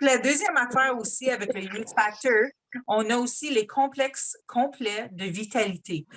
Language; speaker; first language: French; native; French